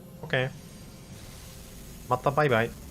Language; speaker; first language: Japanese; non-native, learner; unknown